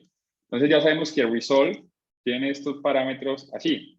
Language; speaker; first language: Spanish; native; Spanish